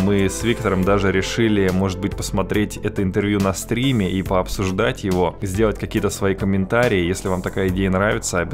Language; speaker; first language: Russian; native; Russian